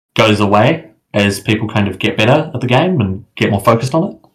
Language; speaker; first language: English; native; English